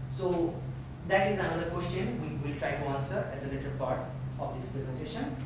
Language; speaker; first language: English; non-native, local second language; Bangla